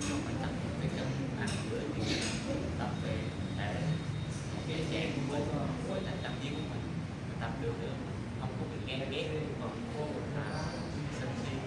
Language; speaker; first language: Vietnamese; native; Vietnamese